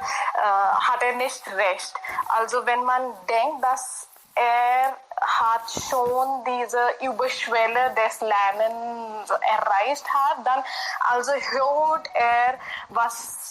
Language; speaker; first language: German; non-native, fluent; Hindi